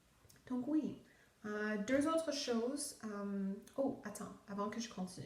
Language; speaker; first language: French; non-native, local second language; English